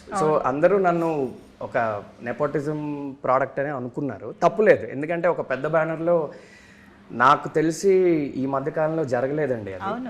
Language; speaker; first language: Telugu; native; Telugu